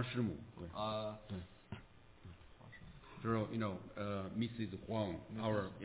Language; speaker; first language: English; non-native, learner; Chinese